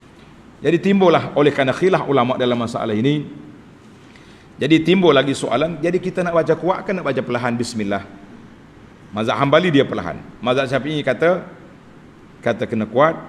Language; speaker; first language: Malay; native; Malay